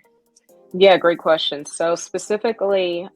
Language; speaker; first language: English; native; English